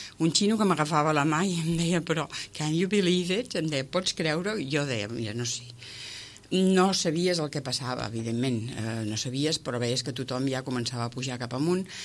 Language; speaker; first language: Catalan; native; Catalan